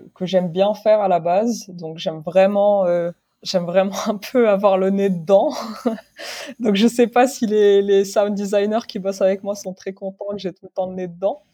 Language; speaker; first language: French; non-native, local second language; Arabic